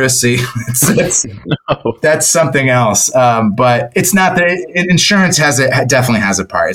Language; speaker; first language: English; native; English